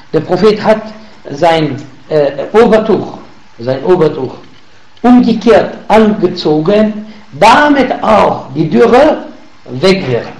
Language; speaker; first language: German; non-native, learner; Arabic